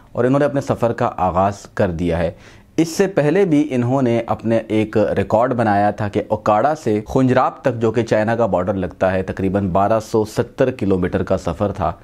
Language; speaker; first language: Urdu; non-native, local second language; Punjabi